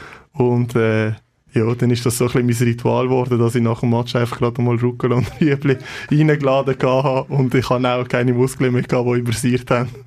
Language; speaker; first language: German; native; German